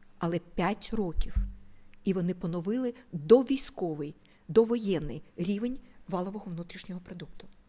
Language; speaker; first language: Ukrainian; non-native, local second language; Russian